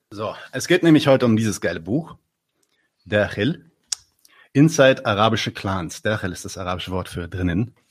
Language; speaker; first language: German; early bilingual, other home language; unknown